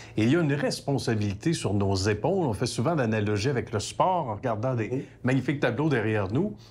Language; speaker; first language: French; native; French